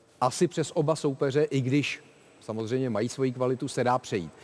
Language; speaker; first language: Czech; native; Czech